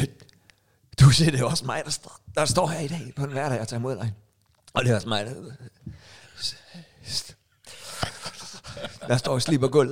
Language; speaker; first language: Danish; native; Danish